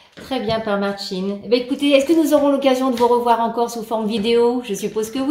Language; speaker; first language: French; native; French